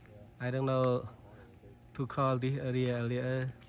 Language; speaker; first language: English; non-native, learner; Vietnamese